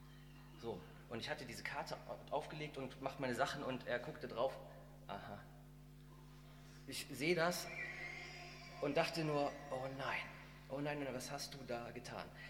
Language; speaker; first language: German; native; German